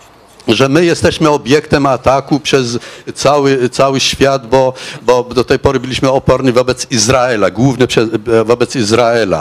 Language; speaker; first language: Polish; non-native, fluent; Arabic